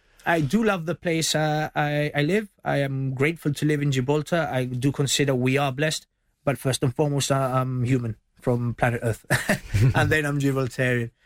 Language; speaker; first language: English; early bilingual, other home language; Spanish